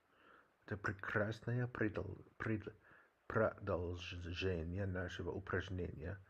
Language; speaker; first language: Russian; non-native, learner; English